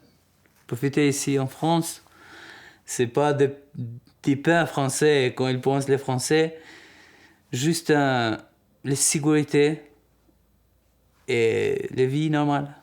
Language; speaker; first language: French; non-native, learner; Albanian